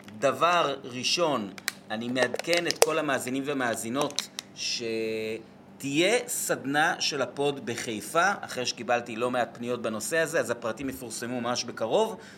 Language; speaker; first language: Hebrew; native; Hebrew